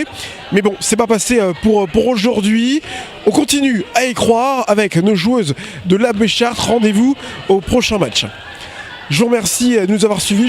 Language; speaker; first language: French; native; French